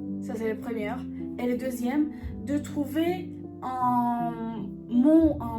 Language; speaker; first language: French; non-native, learner; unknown